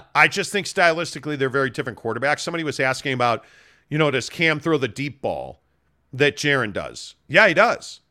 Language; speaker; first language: English; native; English